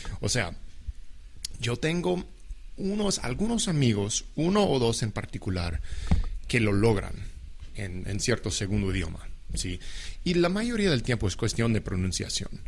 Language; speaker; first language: Spanish; non-native, fluent; English